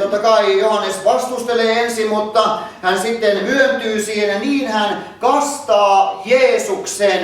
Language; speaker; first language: Finnish; native; Finnish